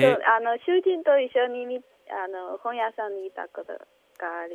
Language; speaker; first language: Japanese; non-native, learner; Chinese